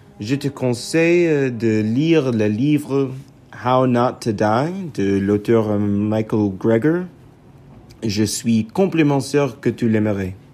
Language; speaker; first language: French; non-native, learner; English